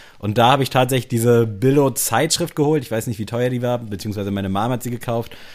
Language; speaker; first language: German; early bilingual, other home language; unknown